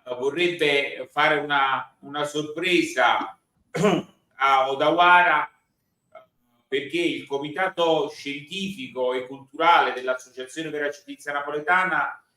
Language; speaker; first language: Italian; native; Italian